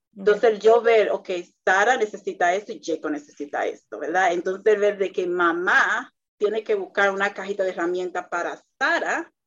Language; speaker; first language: Spanish; native; Spanish